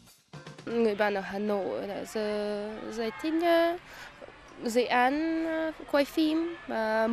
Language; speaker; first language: Vietnamese; non-native, fluent; Russian